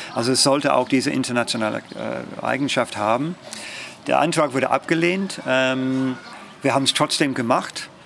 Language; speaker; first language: German; non-native, fluent; English